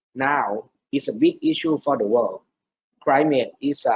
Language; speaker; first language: English; non-native, learner; Thai